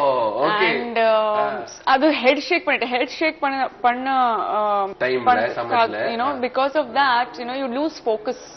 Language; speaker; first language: Tamil; non-native, fluent; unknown